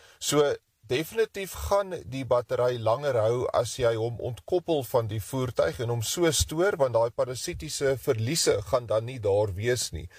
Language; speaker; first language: Afrikaans; native; Afrikaans